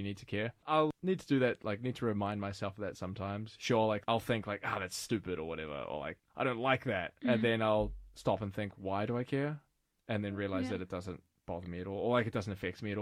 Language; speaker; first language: English; native; English